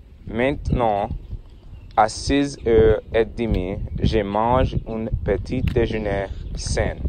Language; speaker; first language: French; non-native, learner; English